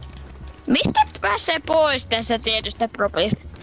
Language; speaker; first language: Finnish; native; Finnish